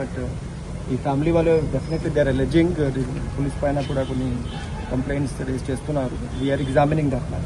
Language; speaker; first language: Telugu; non-native, learner; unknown